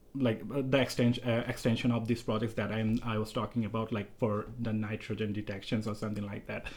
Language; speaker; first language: English; non-native, local second language; Bangla